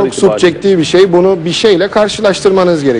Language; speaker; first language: Turkish; native; Turkish